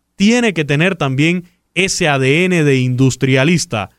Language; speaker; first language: Spanish; native; Spanish